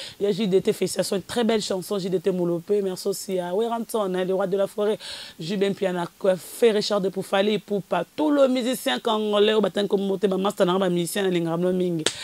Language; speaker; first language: French; non-native, local second language; Lingala